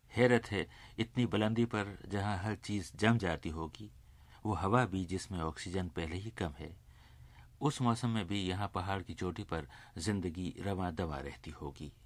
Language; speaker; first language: Urdu; native; Urdu